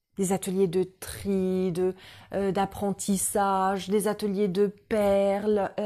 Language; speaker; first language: French; non-native, local second language; Arabic